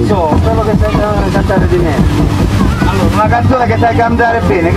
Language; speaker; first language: Italian; native; Italian